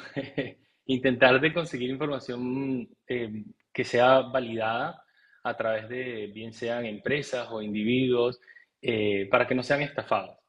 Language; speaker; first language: Spanish; native; Spanish